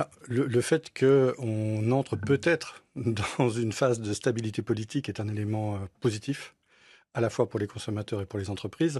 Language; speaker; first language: French; native; French